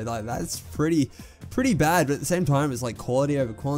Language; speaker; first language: English; native; English